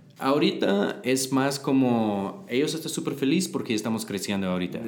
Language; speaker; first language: Spanish; non-native, learner; English